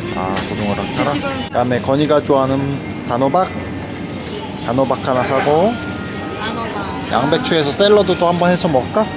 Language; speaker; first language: Korean; native; Korean